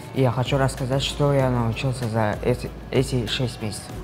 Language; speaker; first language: Russian; non-native, local second language; Uzbek